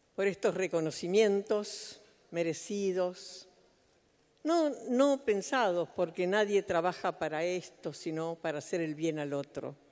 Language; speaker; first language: Spanish; native; Spanish